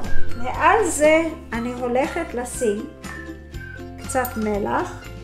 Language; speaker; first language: Hebrew; non-native, fluent; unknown